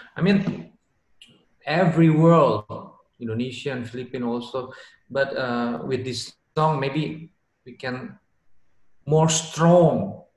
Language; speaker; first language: English; non-native, learner; Indonesian